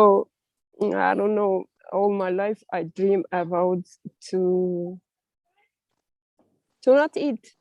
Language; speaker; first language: English; non-native, learner; Russian